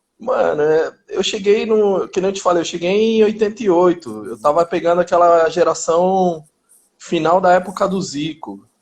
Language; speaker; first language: Portuguese; early bilingual, other home language; Spanish